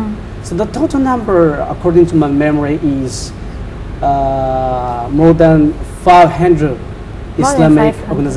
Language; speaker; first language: English; non-native, fluent; Chinese